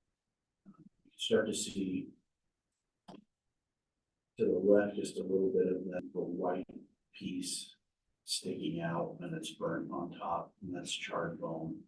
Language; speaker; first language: English; native; English